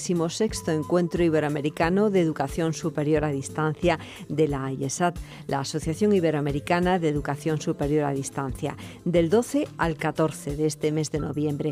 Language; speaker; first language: Spanish; native; Spanish